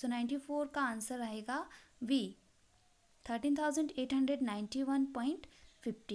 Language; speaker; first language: Hindi; native; Hindi